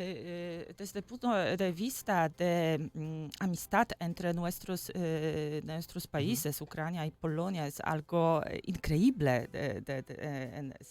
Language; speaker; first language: Spanish; non-native, fluent; Polish